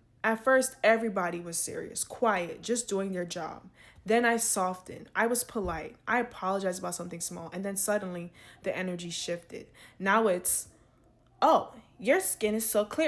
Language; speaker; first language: English; native; English